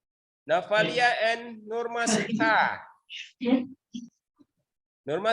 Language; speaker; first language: English; non-native, learner; Indonesian